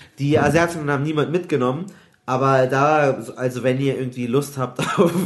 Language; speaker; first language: German; early bilingual, other home language; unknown